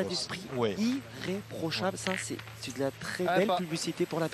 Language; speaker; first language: French; native; French